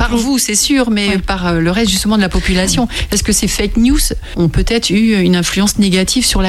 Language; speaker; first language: French; native; French